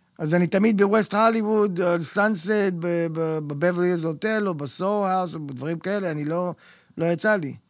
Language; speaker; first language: Hebrew; early bilingual, heritage; Hebrew